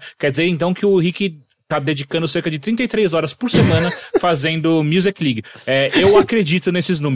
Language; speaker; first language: Portuguese; native; Portuguese